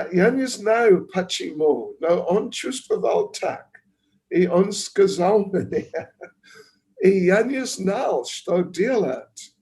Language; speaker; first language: Russian; non-native, learner; English